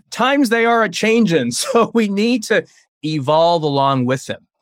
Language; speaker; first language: English; early bilingual, other home language; Chinese